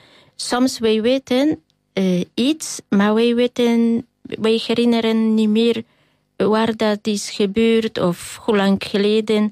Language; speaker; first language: Dutch; non-native, learner; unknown